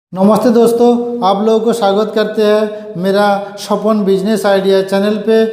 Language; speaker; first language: Hindi; non-native, local second language; Bangla